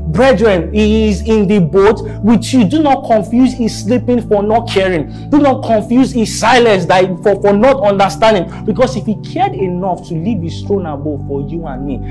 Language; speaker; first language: English; non-native, local second language; Yoruba